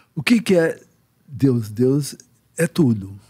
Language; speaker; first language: Portuguese; native; Portuguese